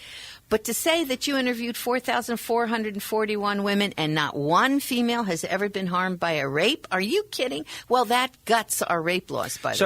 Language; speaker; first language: English; native; English